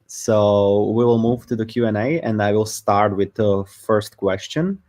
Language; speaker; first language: English; non-native, fluent; Slovak